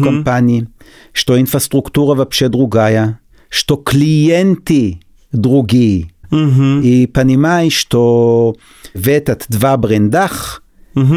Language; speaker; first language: Russian; non-native, learner; Hebrew